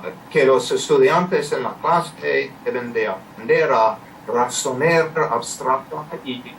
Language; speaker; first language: Spanish; non-native, learner; English